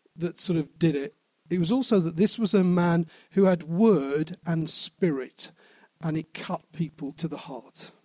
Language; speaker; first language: English; native; English